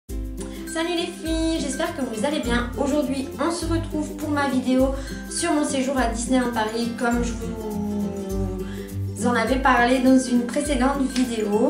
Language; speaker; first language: French; native; French